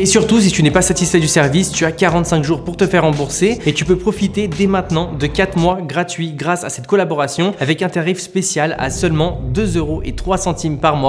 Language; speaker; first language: French; native; French